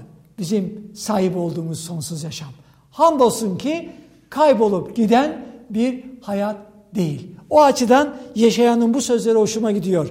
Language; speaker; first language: Turkish; native; Turkish